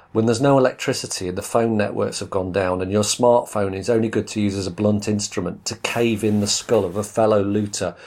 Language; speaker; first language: English; native; English